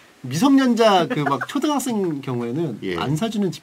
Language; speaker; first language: Korean; native; Korean